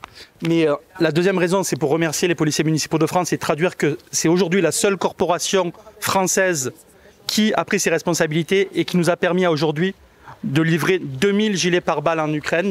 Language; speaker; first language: French; native; French